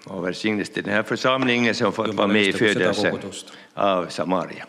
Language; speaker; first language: Swedish; native; Swedish